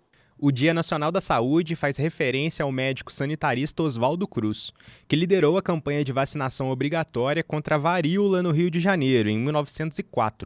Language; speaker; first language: Portuguese; native; Portuguese